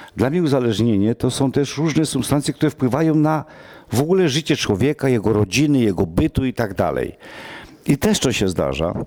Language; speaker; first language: Polish; non-native, local second language; Romany